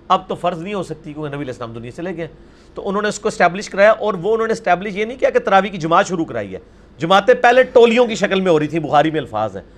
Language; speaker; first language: Urdu; non-native, local second language; Punjabi